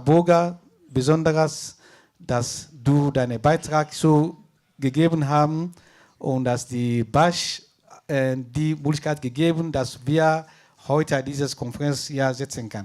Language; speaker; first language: German; non-native, fluent; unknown